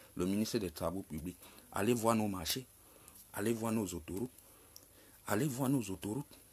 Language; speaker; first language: French; non-native, local second language; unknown